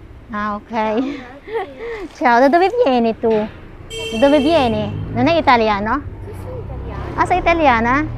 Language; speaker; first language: Italian; non-native, fluent; Filipino